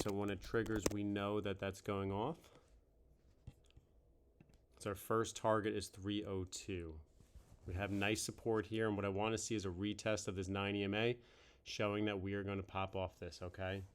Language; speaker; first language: English; native; English